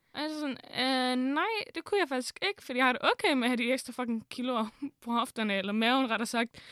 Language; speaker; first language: Danish; early bilingual, other home language; Arabic